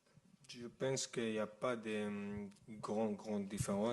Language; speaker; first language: French; non-native, fluent; Spanish